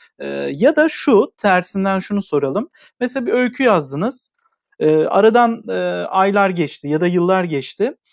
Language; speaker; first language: Turkish; native; Turkish